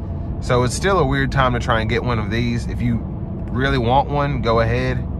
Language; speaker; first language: English; native; English